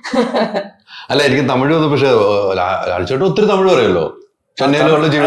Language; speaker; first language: Malayalam; native; Malayalam